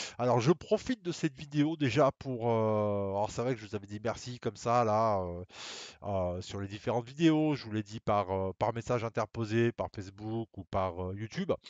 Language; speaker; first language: French; native; French